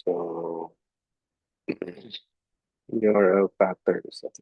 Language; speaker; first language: English; non-native, local second language; Cebuano